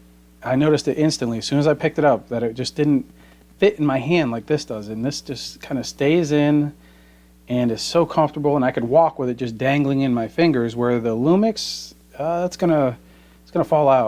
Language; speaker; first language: English; native; English